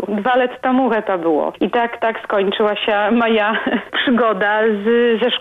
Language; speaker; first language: Polish; non-native, local second language; Belarusian